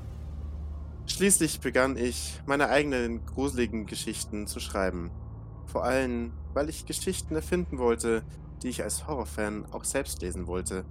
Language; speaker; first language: German; native; German